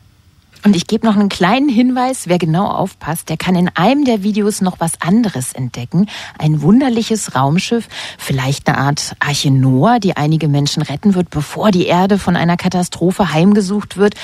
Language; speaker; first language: German; native; German